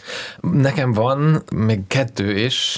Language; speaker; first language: Hungarian; non-native, fluent; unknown